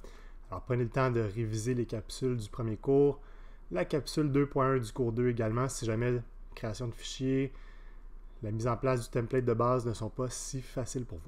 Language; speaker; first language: French; native; French